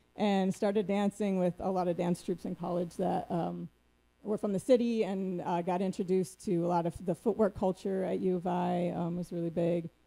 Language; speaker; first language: English; native; English